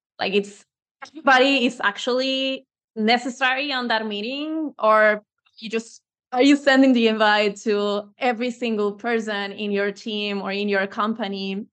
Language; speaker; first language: English; non-native, fluent; Spanish